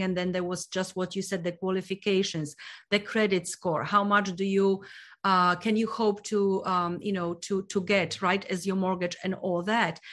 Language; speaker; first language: English; non-native, fluent; Polish